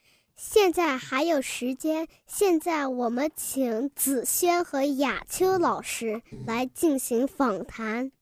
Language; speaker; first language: Chinese; early bilingual, heritage; Chinese